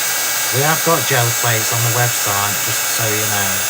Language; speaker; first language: English; native; English